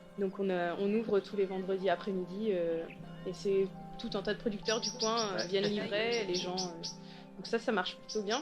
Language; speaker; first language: French; native; French